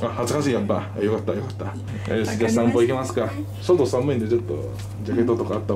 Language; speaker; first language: Japanese; native; Japanese